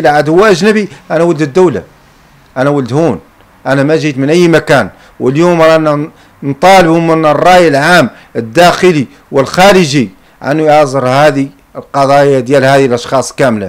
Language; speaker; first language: Arabic; native; Arabic